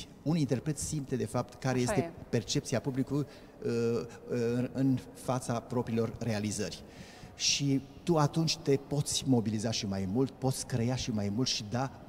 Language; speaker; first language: Romanian; native; Romanian